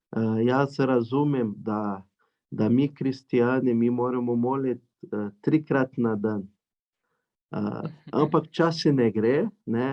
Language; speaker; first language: Slovenian; non-native, learner; Portuguese